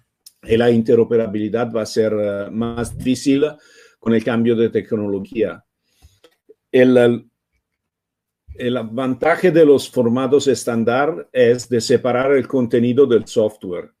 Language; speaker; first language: Spanish; non-native, fluent; Italian